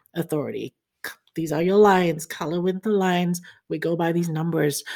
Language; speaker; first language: English; early bilingual, other home language; Chinese